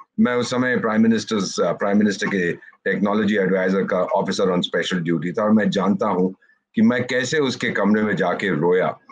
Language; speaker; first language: Hindi; native; Hindi